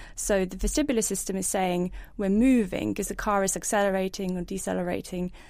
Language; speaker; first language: English; non-native, fluent; Norwegian